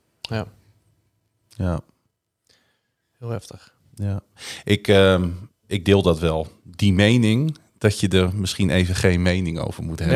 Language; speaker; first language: Dutch; native; Dutch